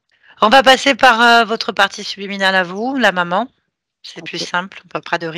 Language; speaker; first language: French; native; French